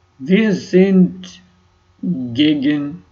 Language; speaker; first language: German; non-native, learner; Ukrainian